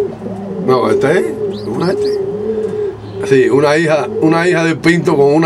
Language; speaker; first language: Spanish; native; Spanish